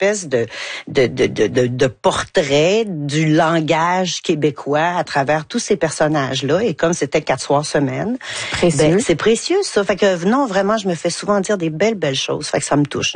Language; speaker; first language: French; native; French